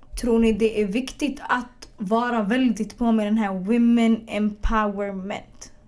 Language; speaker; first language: Swedish; early bilingual, other home language; Arabic